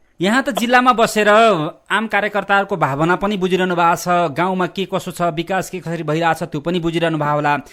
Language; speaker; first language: Nepali; native; Nepali